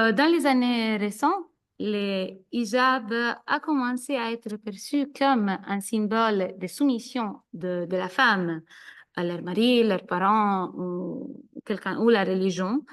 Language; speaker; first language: French; non-native, fluent; Italian